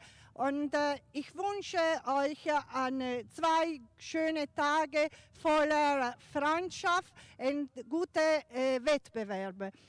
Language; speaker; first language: German; non-native, learner; Italian